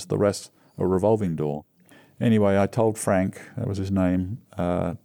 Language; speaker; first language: English; native; English